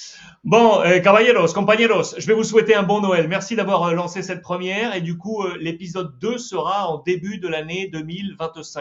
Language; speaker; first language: French; native; French